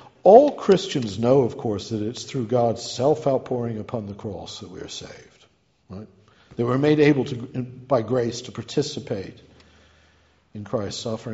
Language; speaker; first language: English; native; English